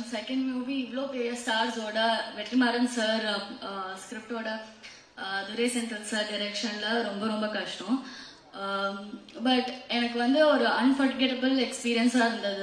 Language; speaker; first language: Tamil; non-native, fluent; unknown